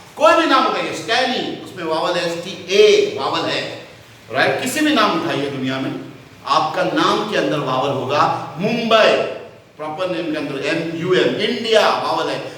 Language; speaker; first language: Hindi; non-native, local second language; Konkani